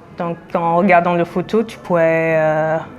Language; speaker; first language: French; non-native, fluent; English